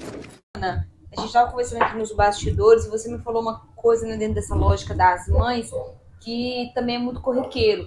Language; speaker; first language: Portuguese; native; Portuguese